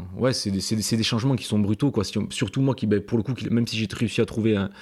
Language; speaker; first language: French; native; French